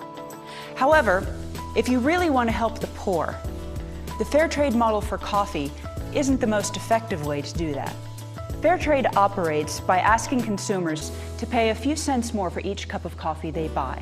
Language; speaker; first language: English; native; English